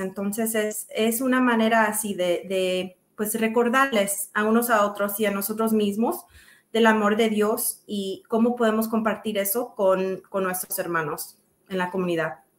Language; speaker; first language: Spanish; early bilingual, other home language; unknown